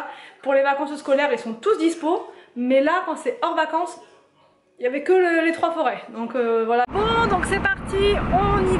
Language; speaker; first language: French; native; French